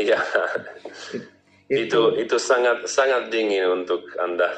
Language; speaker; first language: Indonesian; non-native, learner; Czech